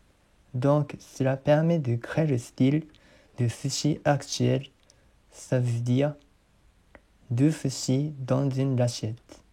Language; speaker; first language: French; non-native, learner; Japanese